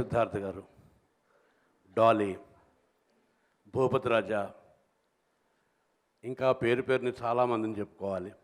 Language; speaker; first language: Telugu; native; Telugu